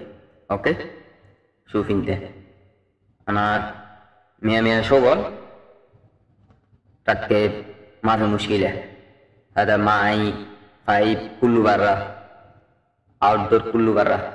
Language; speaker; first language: Arabic; non-native, learner; Bangla